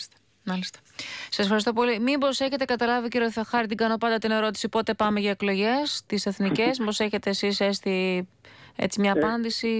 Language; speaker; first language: Greek; native; Greek